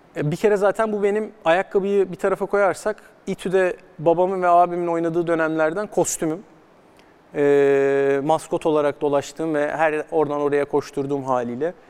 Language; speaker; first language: Turkish; native; Turkish